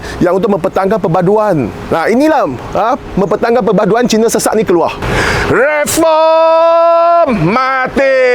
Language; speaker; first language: Malay; non-native, local second language; Chinese